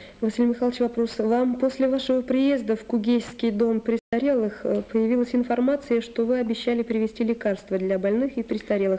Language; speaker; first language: Russian; native; Russian